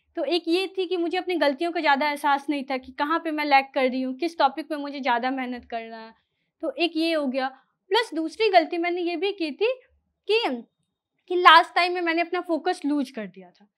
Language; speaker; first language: Hindi; native; Hindi